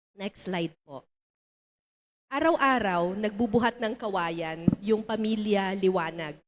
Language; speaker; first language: Filipino; native; Filipino